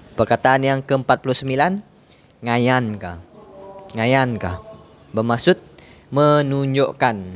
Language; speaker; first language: Malay; non-native, local second language; Iban